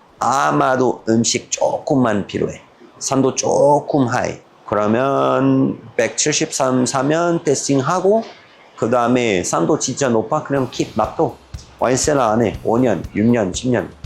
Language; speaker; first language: Korean; non-native, learner; French